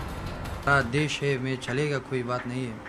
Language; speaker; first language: Hindi; non-native, learner; Persian